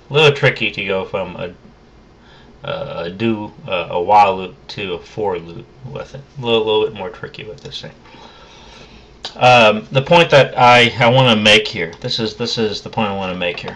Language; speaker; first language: English; native; English